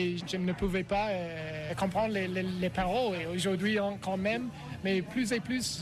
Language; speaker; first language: French; non-native, learner; English